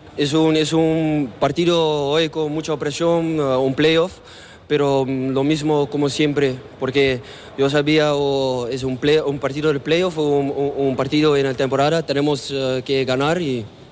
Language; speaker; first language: Spanish; non-native, learner; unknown